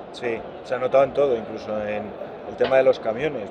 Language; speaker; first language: Spanish; native; Spanish